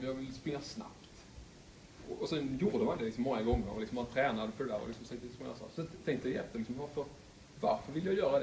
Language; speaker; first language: Swedish; native; Swedish